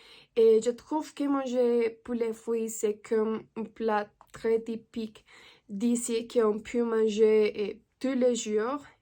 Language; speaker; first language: French; non-native, learner; Spanish